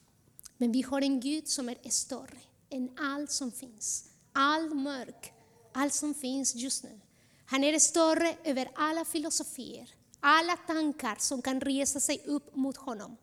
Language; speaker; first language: Swedish; non-native, fluent; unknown